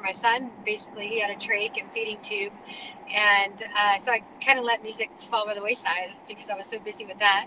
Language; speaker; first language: English; native; English